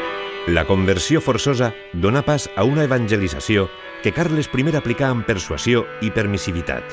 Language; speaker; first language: Catalan; native; Catalan